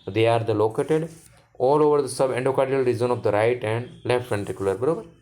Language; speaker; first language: English; non-native, local second language; Gujarati